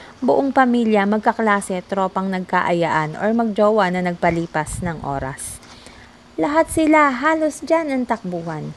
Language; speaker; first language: Filipino; native; Filipino